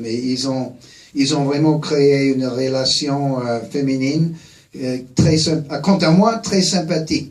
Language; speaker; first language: French; non-native, fluent; English